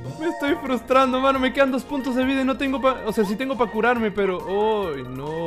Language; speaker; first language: Spanish; native; Spanish